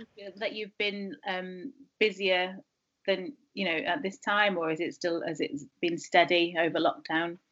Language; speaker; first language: English; native; English